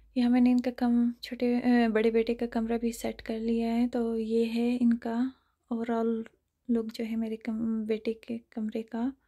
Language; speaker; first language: Urdu; non-native, fluent; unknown